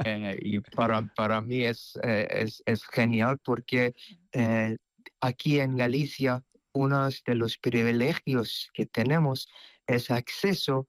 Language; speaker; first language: Spanish; non-native, fluent; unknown